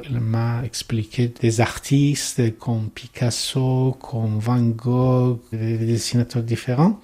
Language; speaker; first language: French; non-native, learner; Persian